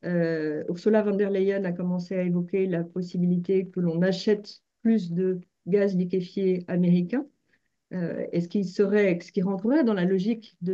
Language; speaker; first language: French; native; French